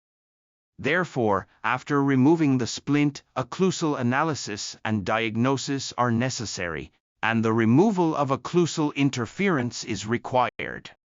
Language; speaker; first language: English; non-native, fluent; Japanese